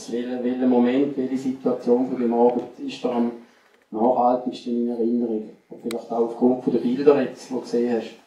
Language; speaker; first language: German; native; German